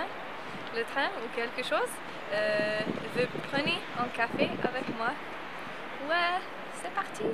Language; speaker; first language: French; non-native, learner; Hungarian